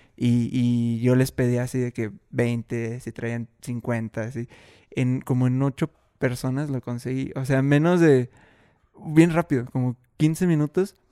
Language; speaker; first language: Spanish; native; Spanish